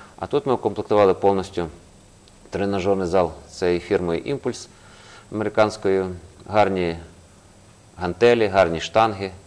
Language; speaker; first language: Ukrainian; native; Ukrainian